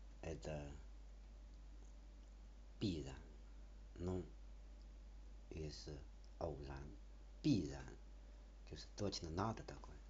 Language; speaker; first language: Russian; non-native, learner; Chinese